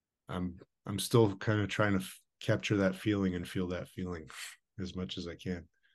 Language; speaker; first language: English; early bilingual, other home language; Ukrainian